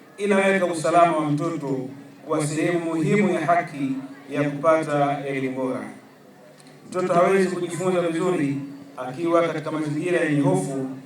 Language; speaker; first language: Swahili; native; Swahili